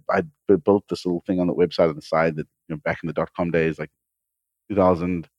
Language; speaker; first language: English; native; English